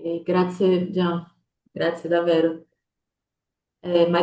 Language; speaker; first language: Italian; non-native, fluent; Portuguese